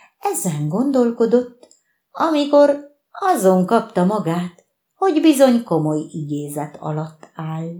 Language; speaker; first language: Hungarian; native; Hungarian